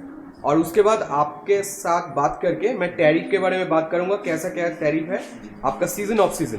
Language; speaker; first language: Hindi; non-native, local second language; Bangla